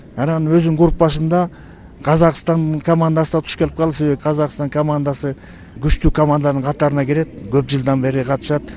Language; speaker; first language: Kyrgyz; native; Kyrgyz